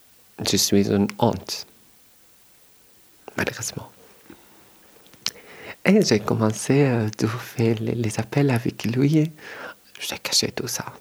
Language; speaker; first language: French; non-native, learner; Arabic